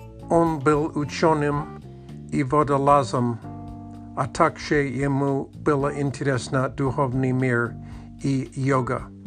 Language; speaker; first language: Russian; non-native, learner; English